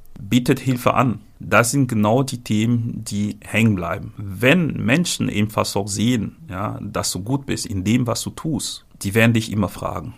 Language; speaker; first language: German; non-native, fluent; French